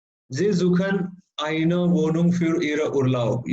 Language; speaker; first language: German; non-native, fluent; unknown